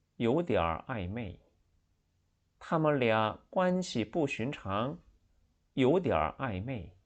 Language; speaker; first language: Chinese; non-native, fluent; Korean